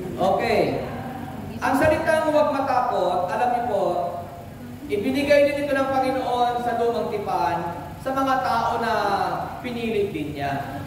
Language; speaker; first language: Filipino; native; Filipino